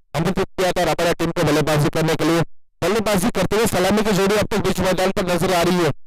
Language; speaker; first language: Hindi; non-native, local second language; Marathi